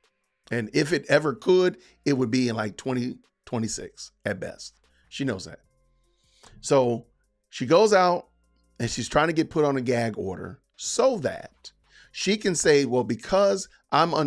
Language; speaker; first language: English; native; English